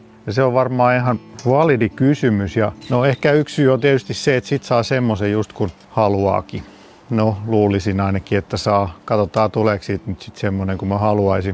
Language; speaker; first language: Finnish; native; Finnish